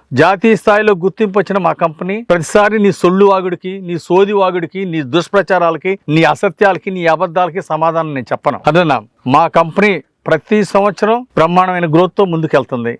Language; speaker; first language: Telugu; native; Telugu